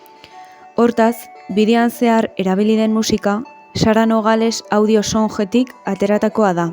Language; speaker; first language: Basque; native; Basque